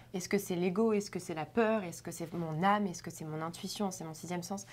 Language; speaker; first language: French; native; French